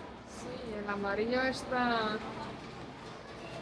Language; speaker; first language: Spanish; non-native, fluent; Portuguese